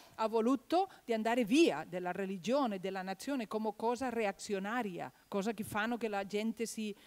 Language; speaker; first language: Italian; non-native, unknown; Catalan